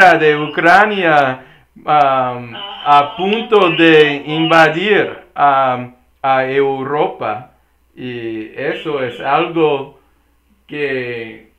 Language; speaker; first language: Spanish; non-native, learner; English